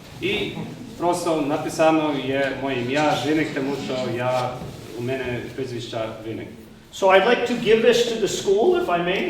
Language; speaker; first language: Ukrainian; early bilingual, heritage; English